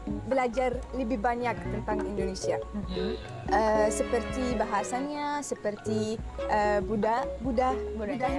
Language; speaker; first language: Indonesian; non-native, fluent; Arabic